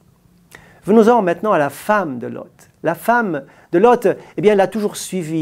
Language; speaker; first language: French; native; French